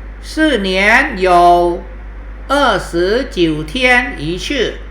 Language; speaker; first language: Chinese; non-native, fluent; Thai